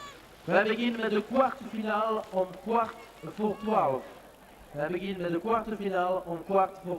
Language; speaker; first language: Dutch; non-native, learner; French